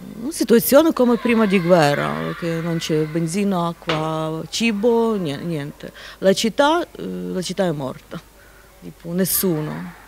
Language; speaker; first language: Italian; non-native, learner; Ukrainian